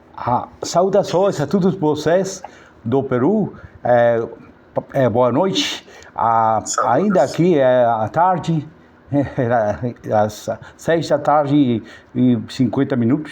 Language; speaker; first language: Portuguese; non-native, learner; Spanish